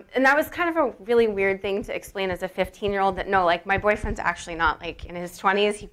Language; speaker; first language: English; native; English